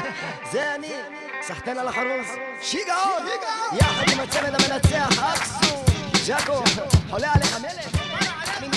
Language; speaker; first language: Hebrew; native; Hebrew